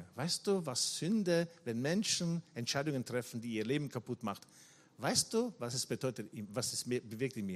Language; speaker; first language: German; non-native, fluent; Italian